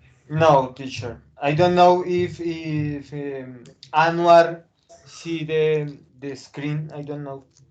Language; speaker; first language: English; non-native, learner; Spanish